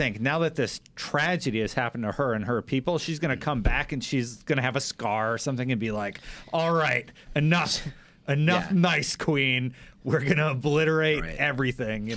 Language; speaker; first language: English; native; English